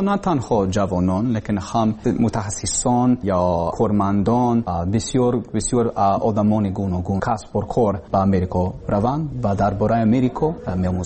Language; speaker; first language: Persian; non-native, learner; English